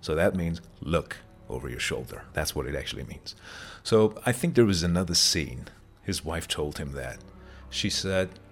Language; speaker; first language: English; non-native, fluent; Persian